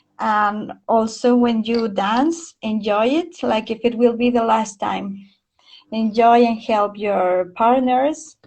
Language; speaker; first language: English; non-native, fluent; Spanish